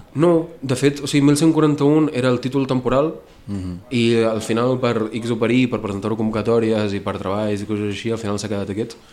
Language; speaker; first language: Catalan; native; Catalan